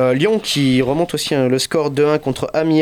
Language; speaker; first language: French; native; French